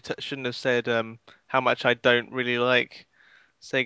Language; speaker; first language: English; native; English